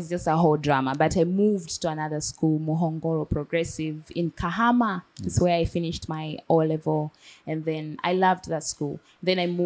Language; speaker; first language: English; non-native, local second language; Swahili